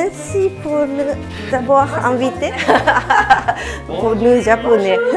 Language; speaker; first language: French; non-native, learner; Japanese